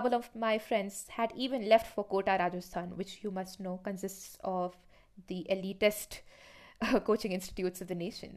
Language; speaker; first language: English; non-native, local second language; Hindi